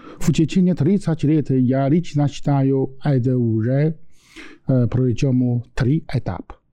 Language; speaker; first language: Russian; non-native, learner; Chinese